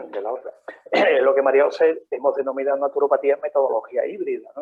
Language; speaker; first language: Spanish; native; Spanish